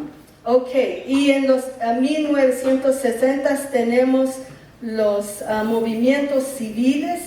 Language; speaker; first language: Spanish; early bilingual, heritage; English